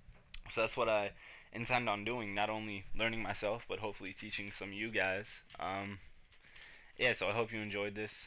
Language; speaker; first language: English; native; English